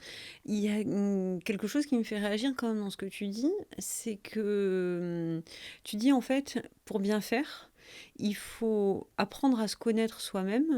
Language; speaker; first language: French; native; French